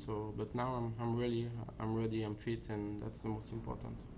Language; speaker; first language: English; non-native, fluent; French